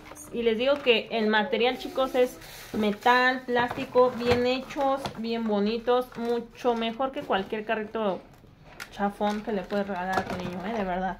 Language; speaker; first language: Spanish; native; Spanish